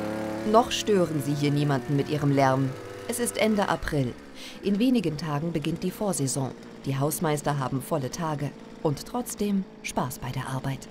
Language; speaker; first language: German; native; German